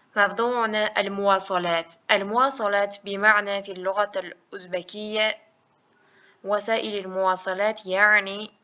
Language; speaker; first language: Arabic; non-native, fluent; Uzbek